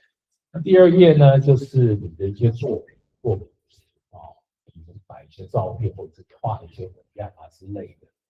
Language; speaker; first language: Chinese; non-native, fluent; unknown